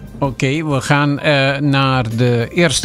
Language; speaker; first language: Dutch; non-native, local second language; Papiamento